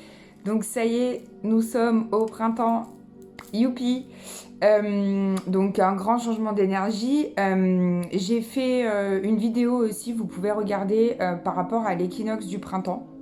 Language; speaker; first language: French; native; French